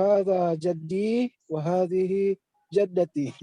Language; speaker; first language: Arabic; non-native, learner; Indonesian